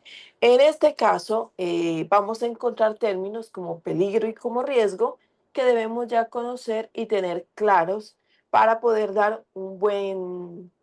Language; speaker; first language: Spanish; native; Spanish